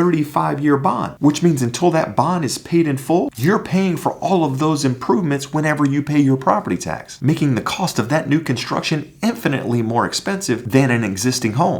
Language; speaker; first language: English; native; English